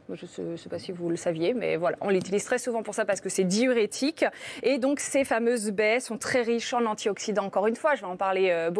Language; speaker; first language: French; native; French